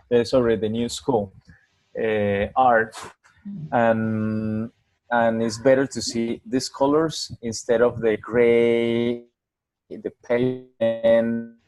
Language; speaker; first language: English; non-native, learner; Spanish